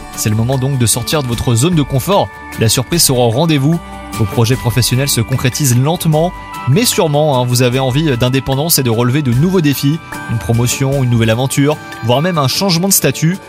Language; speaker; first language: French; native; French